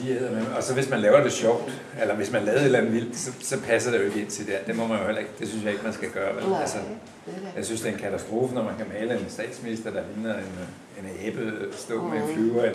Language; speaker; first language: Danish; native; Danish